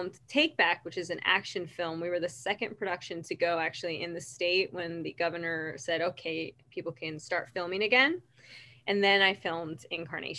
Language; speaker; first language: English; native; English